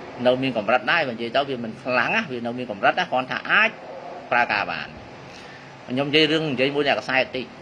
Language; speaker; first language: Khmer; native; Khmer